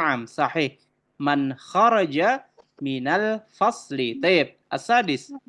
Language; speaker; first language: Arabic; non-native, fluent; Indonesian